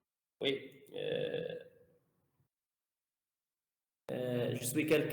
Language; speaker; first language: French; non-native, learner; Arabic